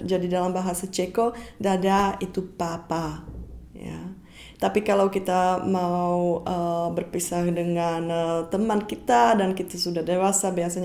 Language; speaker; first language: Indonesian; non-native, fluent; Czech